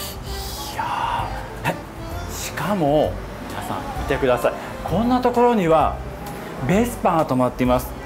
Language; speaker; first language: Japanese; native; Japanese